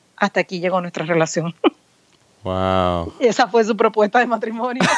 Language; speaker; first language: Spanish; native; Spanish